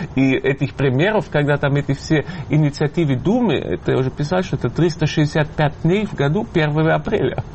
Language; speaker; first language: Russian; non-native, fluent; German